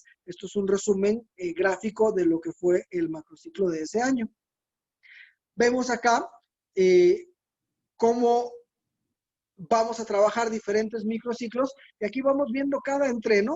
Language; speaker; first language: Spanish; native; Spanish